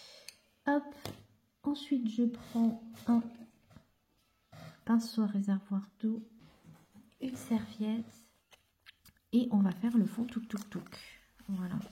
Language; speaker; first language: French; native; French